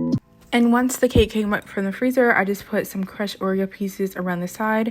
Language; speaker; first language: English; native; English